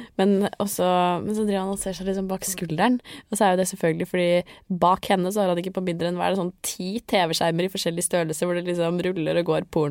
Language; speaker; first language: Norwegian; native; Norwegian